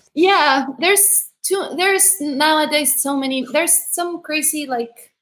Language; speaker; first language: English; non-native, fluent; Spanish